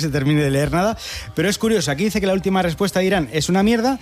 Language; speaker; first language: Spanish; native; Spanish